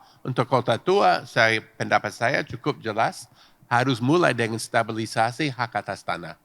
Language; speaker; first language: Indonesian; non-native, fluent; English